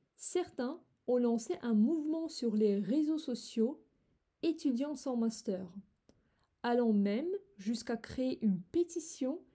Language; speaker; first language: French; non-native, fluent; Russian